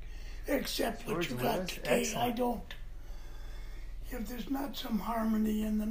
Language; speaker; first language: English; native; English